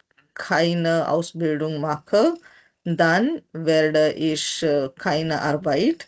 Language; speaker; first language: German; non-native, learner; Hindi